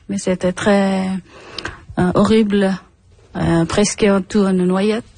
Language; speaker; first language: French; non-native, learner; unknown